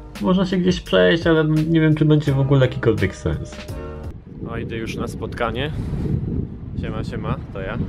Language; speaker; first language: Polish; native; Polish